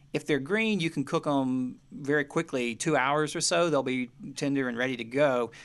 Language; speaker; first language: English; native; English